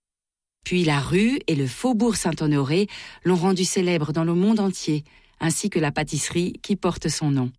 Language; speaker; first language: French; native; French